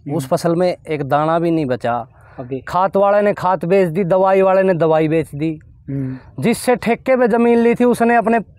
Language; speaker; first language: Hindi; native; Hindi